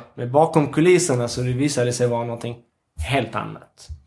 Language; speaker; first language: Swedish; non-native, fluent; French